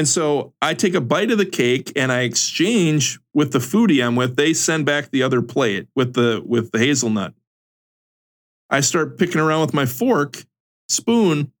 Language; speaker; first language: English; native; English